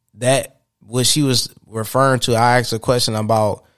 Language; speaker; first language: English; native; English